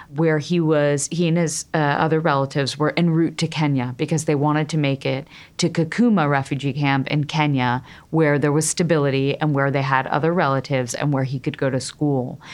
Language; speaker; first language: English; native; English